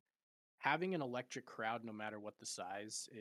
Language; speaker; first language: English; native; English